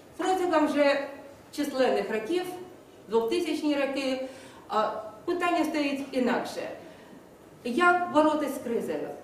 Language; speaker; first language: Ukrainian; native; Ukrainian